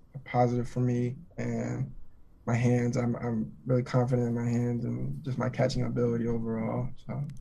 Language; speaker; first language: English; native; English